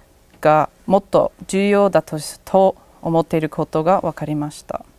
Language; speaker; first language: Japanese; non-native, learner; English